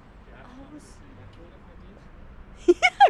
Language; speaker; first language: German; non-native, fluent; Persian